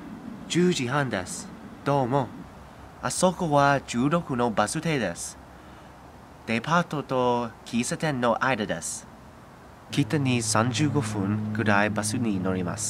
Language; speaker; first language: Japanese; non-native, learner; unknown